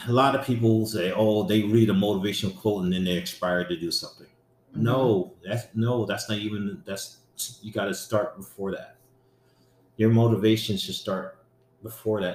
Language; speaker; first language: English; native; English